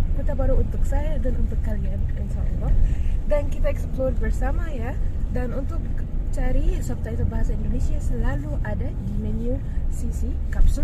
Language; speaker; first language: Indonesian; non-native, fluent; Arabic